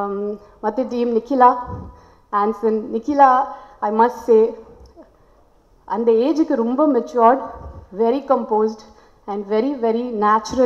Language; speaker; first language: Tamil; non-native, local second language; Hindi